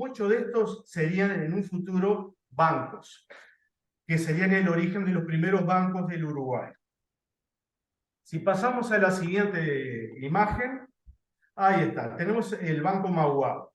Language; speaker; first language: Spanish; native; Spanish